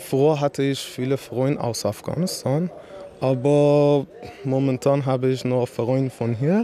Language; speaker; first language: German; non-native, learner; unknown